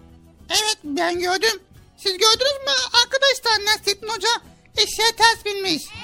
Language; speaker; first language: Turkish; native; Turkish